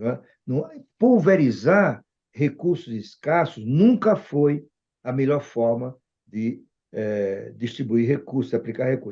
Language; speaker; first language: Portuguese; native; Portuguese